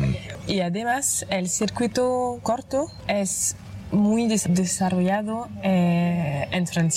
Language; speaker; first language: Spanish; non-native, fluent; French